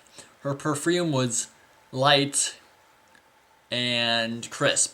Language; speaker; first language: English; native; English